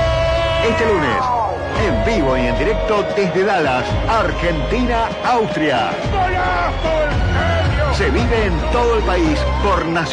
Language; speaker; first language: Spanish; native; Spanish